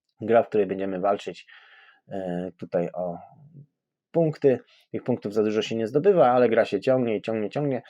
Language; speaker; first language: Polish; native; Polish